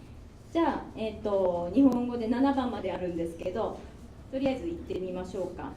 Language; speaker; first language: Japanese; native; Japanese